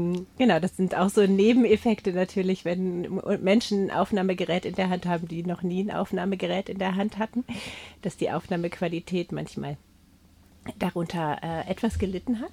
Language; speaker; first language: German; native; German